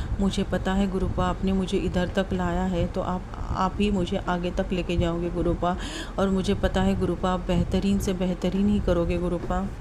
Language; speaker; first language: Hindi; non-native, local second language; Marathi